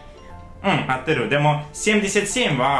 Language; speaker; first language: Japanese; non-native, fluent; Russian